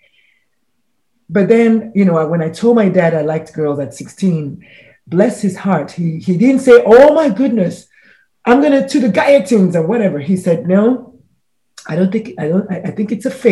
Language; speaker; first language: English; non-native, local second language; Igbo